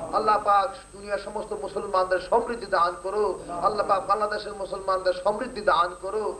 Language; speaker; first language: Bangla; non-native, fluent; Urdu